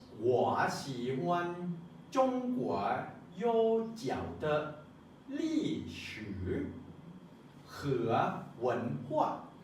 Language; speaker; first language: Chinese; non-native, learner; Lao